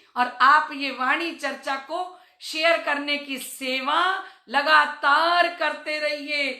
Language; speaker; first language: Hindi; native; Hindi